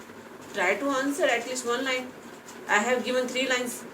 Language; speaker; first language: English; non-native, local second language; Hindi